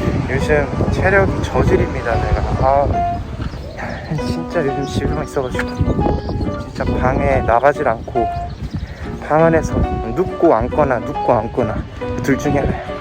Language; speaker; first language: Korean; native; Korean